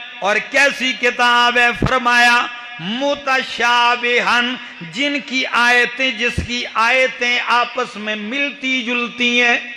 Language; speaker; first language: Urdu; non-native, local second language; Punjabi